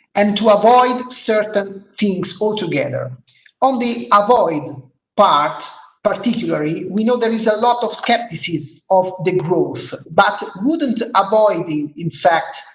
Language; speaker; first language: English; non-native, fluent; Italian